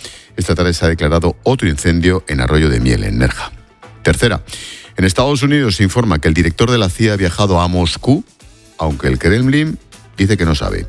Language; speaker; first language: Spanish; native; Spanish